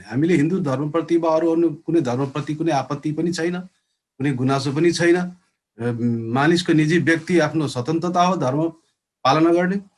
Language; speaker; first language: Nepali; native; Nepali